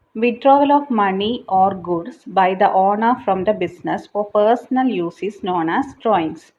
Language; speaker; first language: English; non-native, local second language; Malayalam